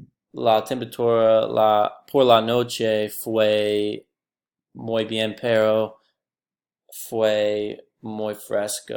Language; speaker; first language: Spanish; non-native, learner; English